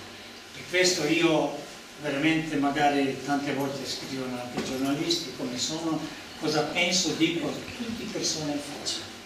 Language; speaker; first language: Italian; non-native, learner; Serbian